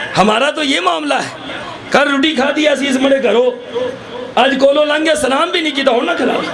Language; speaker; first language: Urdu; non-native, local second language; Pahari-Potwari